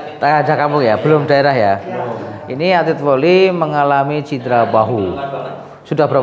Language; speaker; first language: Indonesian; native; Indonesian